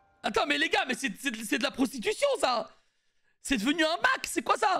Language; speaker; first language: French; native; French